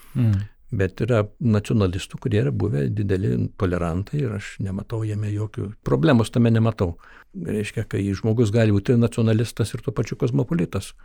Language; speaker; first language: Lithuanian; early bilingual, heritage; Lithuanian